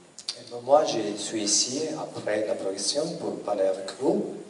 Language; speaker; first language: French; non-native, learner; Italian